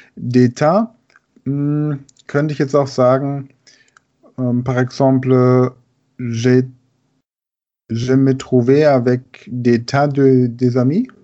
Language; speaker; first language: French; non-native, learner; German